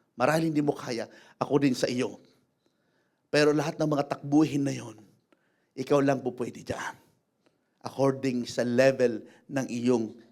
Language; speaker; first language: Filipino; non-native, local second language; Iloko